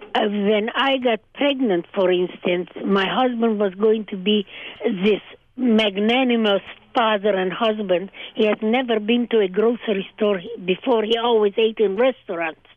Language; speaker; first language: English; early bilingual, other home language; Hungarian